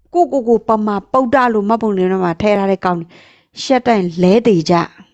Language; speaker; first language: Burmese; non-native, local second language; Shan